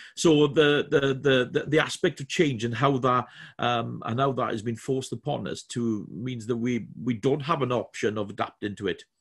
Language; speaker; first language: English; native; English